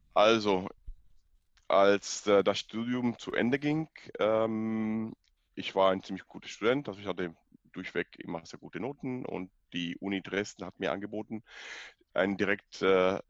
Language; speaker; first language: German; non-native, fluent; Spanish